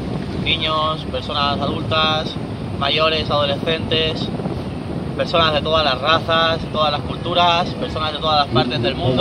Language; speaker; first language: Spanish; native; Spanish